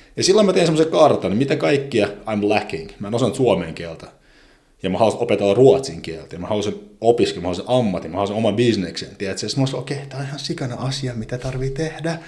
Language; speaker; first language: Finnish; non-native, fluent; Azerbaijani